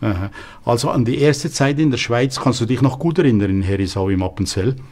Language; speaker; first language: German; native; German